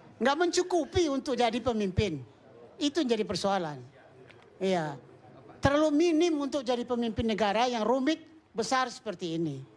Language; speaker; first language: Indonesian; non-native, local second language; Minangkabau